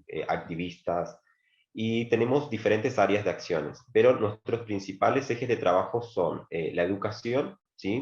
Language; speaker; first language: Spanish; native; Spanish